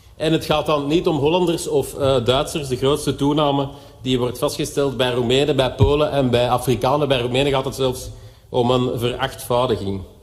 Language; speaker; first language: Dutch; native; Dutch